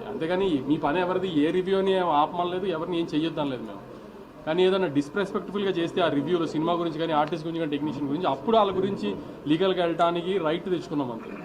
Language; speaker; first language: Telugu; native; Telugu